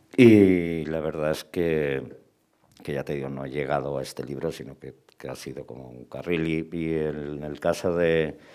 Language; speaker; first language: Spanish; native; Spanish